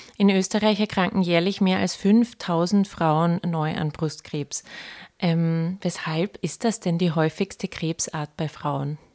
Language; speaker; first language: German; native; German